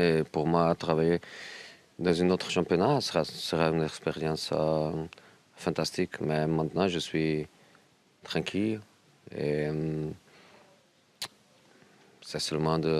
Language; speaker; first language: French; non-native, learner; Portuguese